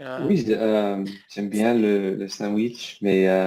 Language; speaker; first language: French; non-native, learner; English